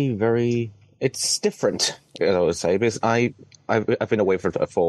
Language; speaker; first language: English; non-native, local second language; Cantonese